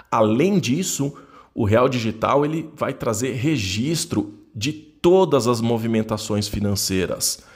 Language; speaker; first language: Portuguese; native; Portuguese